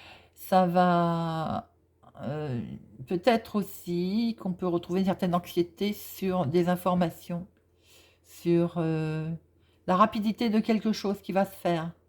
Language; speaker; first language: French; native; French